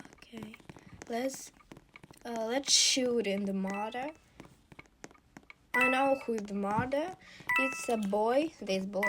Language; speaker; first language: English; non-native, learner; Ukrainian